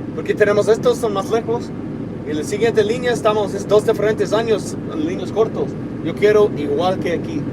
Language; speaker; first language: Spanish; non-native, learner; English